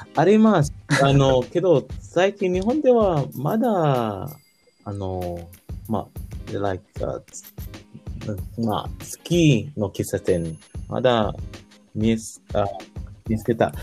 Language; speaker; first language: Japanese; non-native, learner; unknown